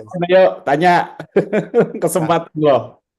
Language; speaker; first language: Indonesian; native; Indonesian